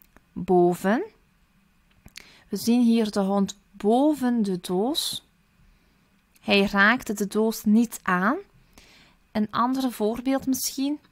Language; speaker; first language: Dutch; early bilingual, other home language; Turkish